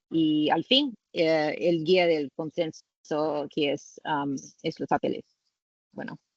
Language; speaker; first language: Spanish; non-native, learner; English